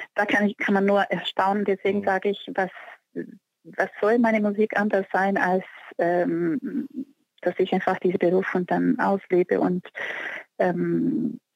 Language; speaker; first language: German; non-native, fluent; Portuguese